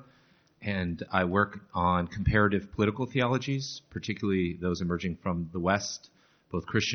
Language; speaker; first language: English; native; English